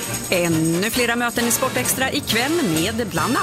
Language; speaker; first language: Swedish; native; Swedish